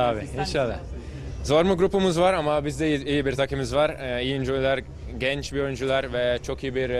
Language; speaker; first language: Turkish; non-native, learner; Hungarian